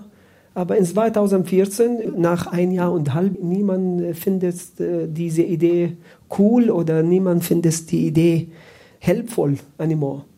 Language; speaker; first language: German; non-native, learner; Arabic